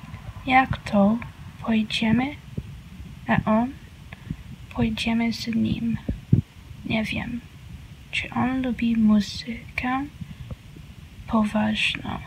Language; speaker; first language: Polish; non-native, learner; English